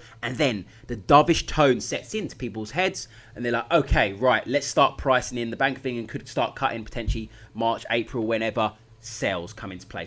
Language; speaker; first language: English; native; English